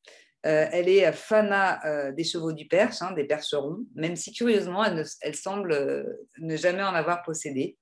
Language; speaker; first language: French; native; French